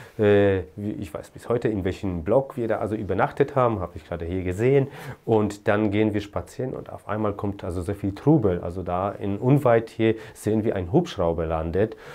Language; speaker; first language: German; non-native, fluent; Polish